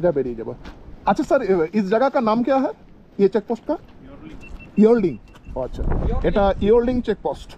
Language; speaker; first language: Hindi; non-native, local second language; Bangla